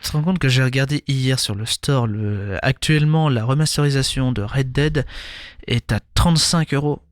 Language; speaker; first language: French; native; French